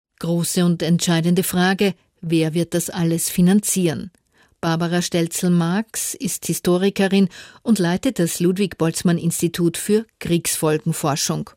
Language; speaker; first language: German; native; German